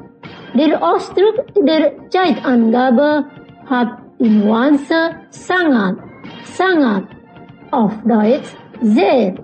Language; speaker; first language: German; non-native, fluent; Indonesian